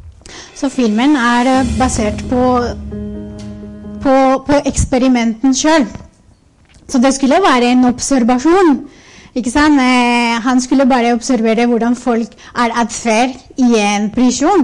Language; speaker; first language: Norwegian; non-native, fluent; Spanish